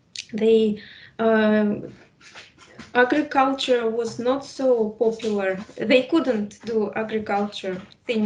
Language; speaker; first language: English; non-native, fluent; Russian